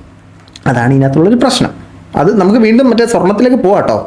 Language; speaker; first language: Malayalam; native; Malayalam